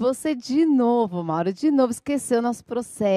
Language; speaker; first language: Portuguese; native; Portuguese